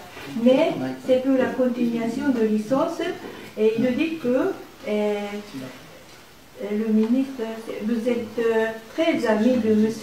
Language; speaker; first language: French; non-native, learner; Japanese